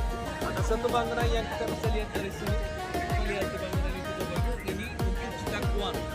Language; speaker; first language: Indonesian; non-native, fluent; Turkish